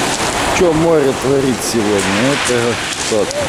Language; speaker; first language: Russian; native; Russian